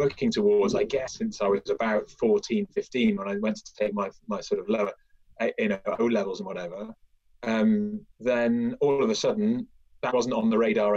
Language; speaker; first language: English; native; English